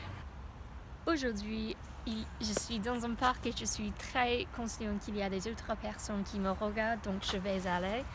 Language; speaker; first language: French; non-native, learner; English